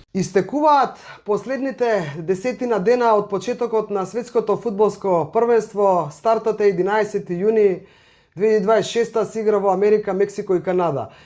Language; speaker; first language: Macedonian; native; Macedonian